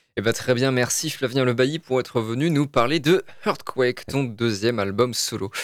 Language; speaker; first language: French; native; French